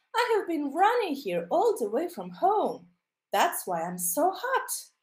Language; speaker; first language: English; non-native, fluent; Polish